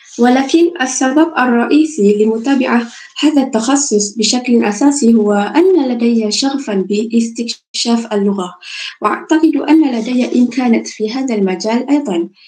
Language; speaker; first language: Arabic; non-native, fluent; Malay